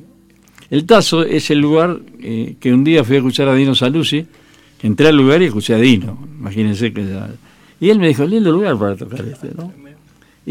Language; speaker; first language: Spanish; native; Spanish